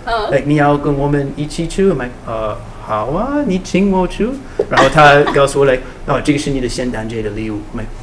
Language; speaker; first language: Chinese; non-native, learner; English